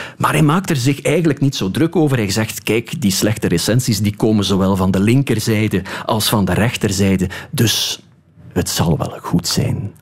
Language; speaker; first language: Dutch; native; Dutch